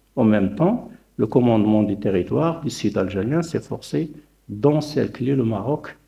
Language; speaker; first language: French; non-native, local second language; Arabic